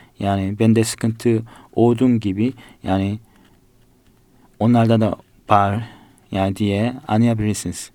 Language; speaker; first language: Turkish; non-native, fluent; Korean